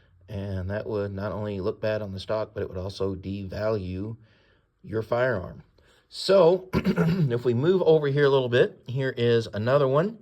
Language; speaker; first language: English; native; English